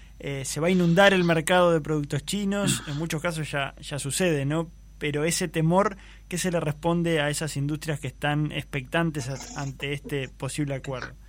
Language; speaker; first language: Spanish; native; Spanish